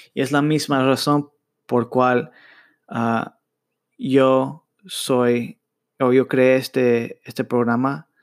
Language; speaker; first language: Spanish; early bilingual, heritage; Spanish